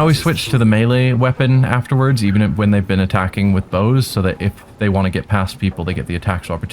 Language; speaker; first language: English; native; English